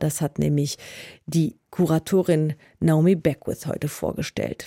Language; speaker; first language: German; native; German